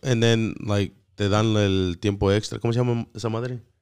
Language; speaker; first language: Spanish; early bilingual, heritage; Spanish